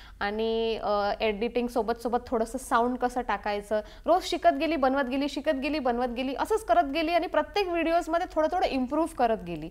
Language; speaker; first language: Marathi; native; Marathi